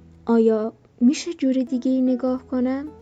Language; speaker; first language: Persian; native; Persian